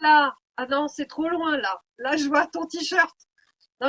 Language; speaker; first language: French; native; French